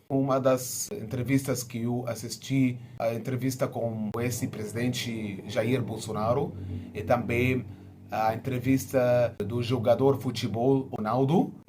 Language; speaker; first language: Portuguese; non-native, fluent; Arabic